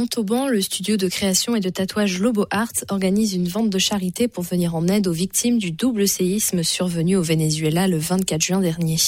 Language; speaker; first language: French; native; French